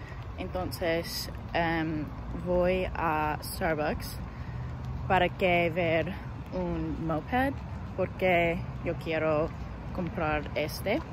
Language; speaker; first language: Spanish; non-native, learner; English